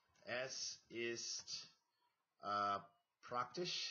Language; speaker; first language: German; non-native, learner; English